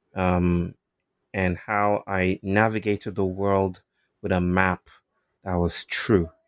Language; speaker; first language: English; non-native, local second language; Yoruba